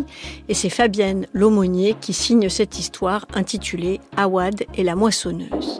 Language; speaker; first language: French; native; French